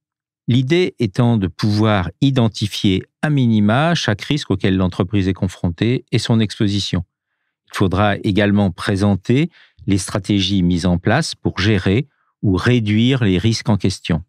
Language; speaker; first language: French; native; French